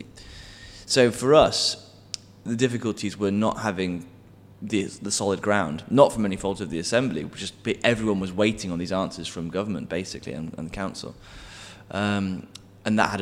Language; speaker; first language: English; native; English